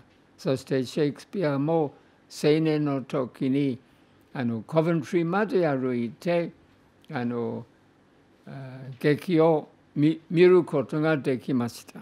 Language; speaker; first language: Japanese; non-native, fluent; English